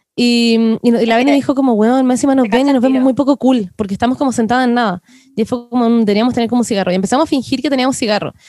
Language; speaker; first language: Spanish; native; Spanish